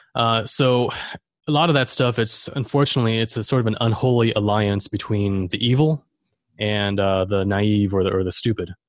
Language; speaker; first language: English; non-native, fluent; German